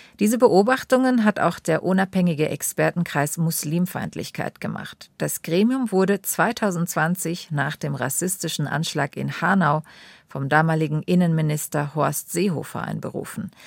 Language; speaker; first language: German; native; German